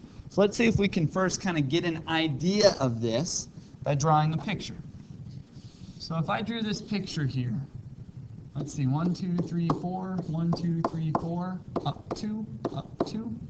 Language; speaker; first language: English; native; English